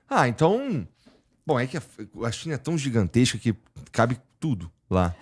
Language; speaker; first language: Portuguese; native; Portuguese